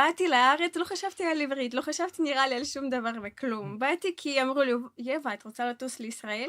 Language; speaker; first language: Hebrew; non-native, fluent; Russian